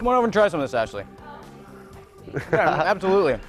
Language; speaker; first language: English; native; English